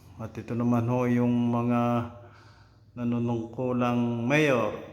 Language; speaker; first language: Filipino; native; Filipino